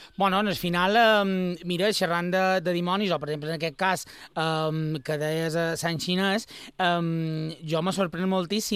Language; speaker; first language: Catalan; native; Catalan